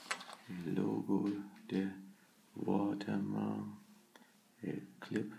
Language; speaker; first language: Spanish; non-native, learner; German